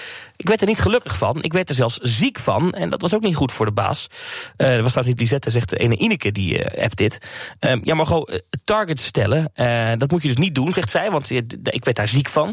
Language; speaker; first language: Dutch; native; Dutch